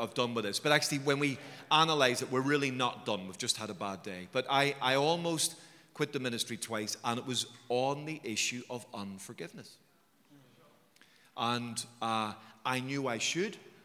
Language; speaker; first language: English; native; English